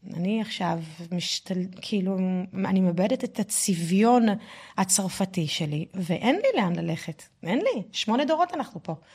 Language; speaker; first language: Hebrew; non-native, fluent; French